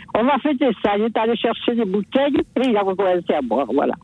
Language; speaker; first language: French; native; French